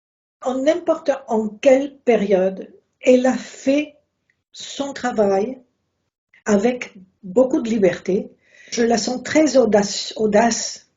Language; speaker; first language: French; non-native, fluent; Spanish